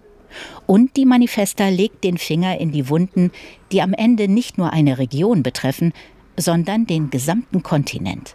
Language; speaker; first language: German; native; German